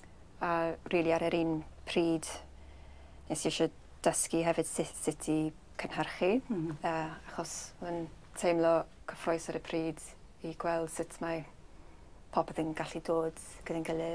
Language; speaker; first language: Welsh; early bilingual, other home language; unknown